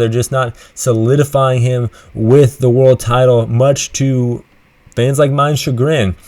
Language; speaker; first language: English; native; English